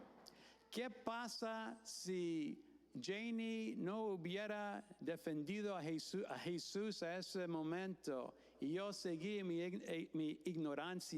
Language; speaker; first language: Spanish; non-native, fluent; English